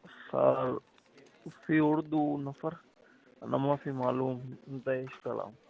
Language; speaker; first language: Arabic; non-native, learner; Urdu